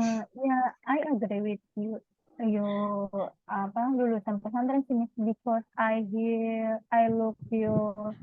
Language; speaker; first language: English; non-native, learner; Indonesian